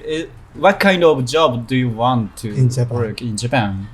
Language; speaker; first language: English; non-native, learner; Japanese